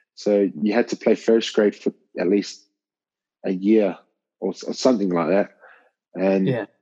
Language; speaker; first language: English; native; English